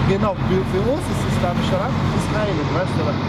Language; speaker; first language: German; non-native, learner; Arabic